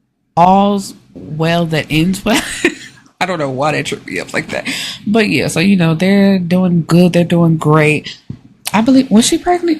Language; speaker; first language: English; native; English